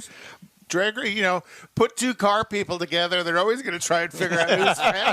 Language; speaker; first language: English; native; English